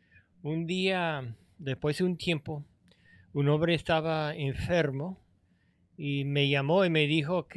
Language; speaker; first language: Spanish; non-native, fluent; English